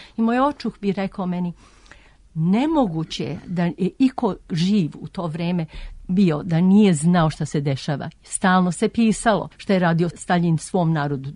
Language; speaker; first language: Serbian; early bilingual, heritage; Serbian